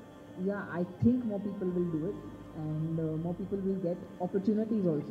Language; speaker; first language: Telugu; non-native, fluent; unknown